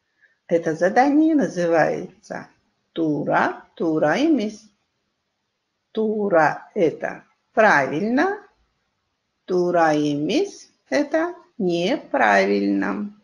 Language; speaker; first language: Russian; non-native, local second language; Kyrgyz